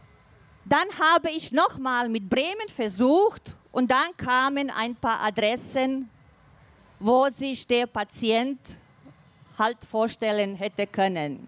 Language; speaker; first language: German; non-native, fluent; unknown